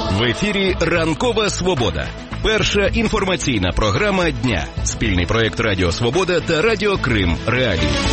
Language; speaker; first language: Ukrainian; native; Ukrainian